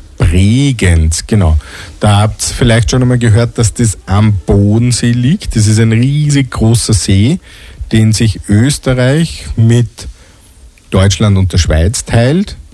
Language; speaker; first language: German; native; German